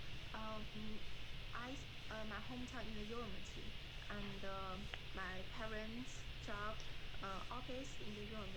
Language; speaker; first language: English; non-native, learner; Chinese